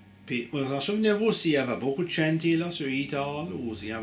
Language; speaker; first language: French; native; French